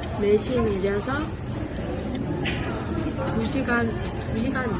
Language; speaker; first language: Korean; non-native, learner; Vietnamese